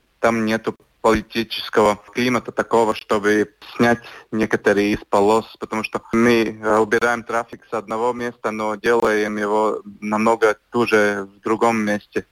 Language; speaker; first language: Russian; non-native, local second language; Latvian